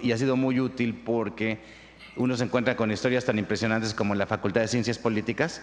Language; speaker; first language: Spanish; native; Spanish